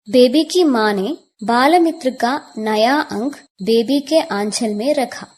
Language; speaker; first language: Hindi; non-native, local second language; Malayalam